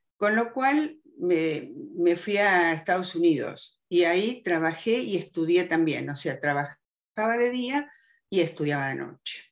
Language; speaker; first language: Spanish; early bilingual, other home language; German